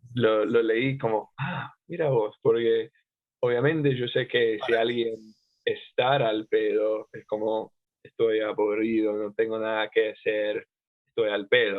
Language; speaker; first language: Spanish; non-native, fluent; English